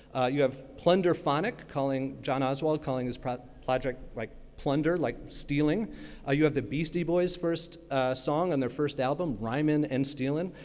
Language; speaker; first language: English; native; English